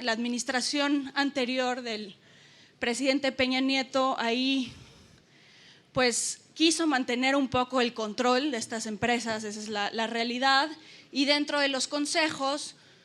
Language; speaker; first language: Spanish; native; Spanish